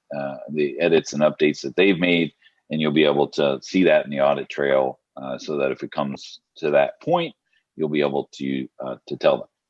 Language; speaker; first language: English; native; English